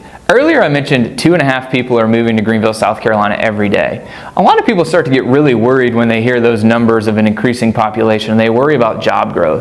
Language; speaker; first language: English; native; English